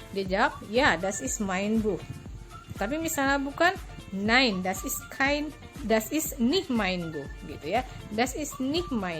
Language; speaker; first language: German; non-native, learner; Indonesian